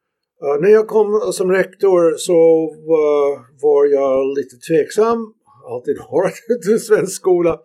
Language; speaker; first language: Swedish; non-native, fluent; English